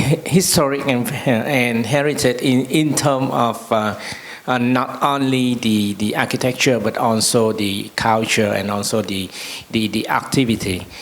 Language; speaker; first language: English; non-native, learner; Vietnamese